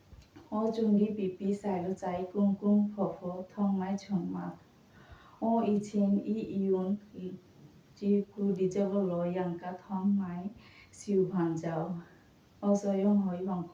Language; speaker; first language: Cantonese; non-native, learner; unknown